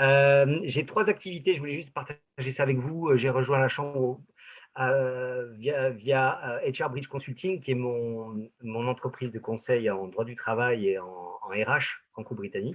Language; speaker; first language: French; native; French